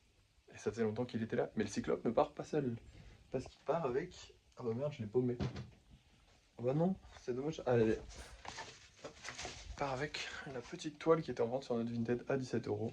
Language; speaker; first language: French; native; French